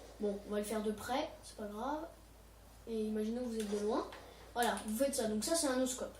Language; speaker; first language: French; native; French